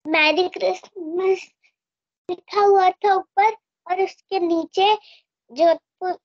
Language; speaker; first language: Hindi; native; Hindi